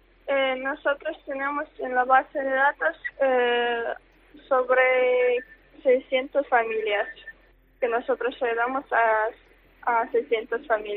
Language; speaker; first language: Spanish; non-native, fluent; Ukrainian